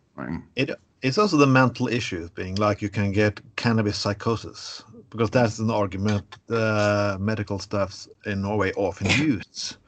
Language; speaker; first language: English; non-native, fluent; Danish